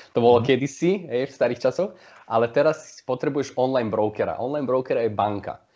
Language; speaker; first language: Slovak; early bilingual, heritage; Slovak